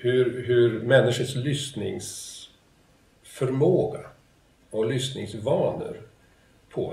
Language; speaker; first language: Swedish; native; Swedish